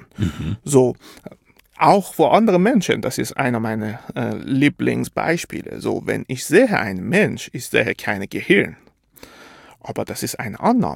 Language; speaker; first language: German; non-native, fluent; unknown